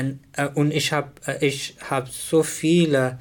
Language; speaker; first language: German; non-native, learner; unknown